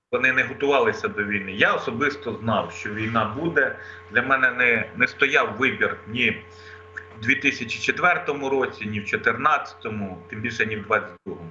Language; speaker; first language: Ukrainian; non-native, local second language; Russian